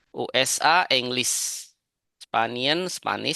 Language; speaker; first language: English; non-native, fluent; Indonesian